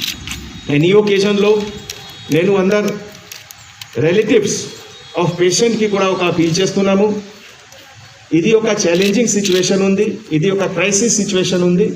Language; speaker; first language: Telugu; non-native, fluent; Hindi